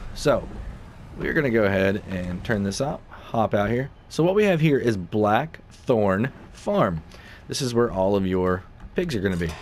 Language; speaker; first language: English; native; English